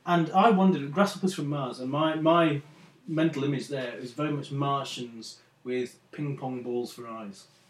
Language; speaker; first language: English; native; English